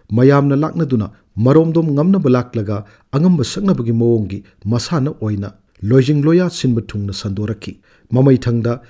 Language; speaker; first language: Manipuri; native; Manipuri